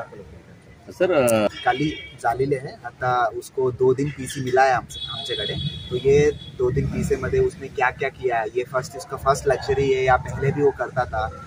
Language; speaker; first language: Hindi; non-native, local second language; Telugu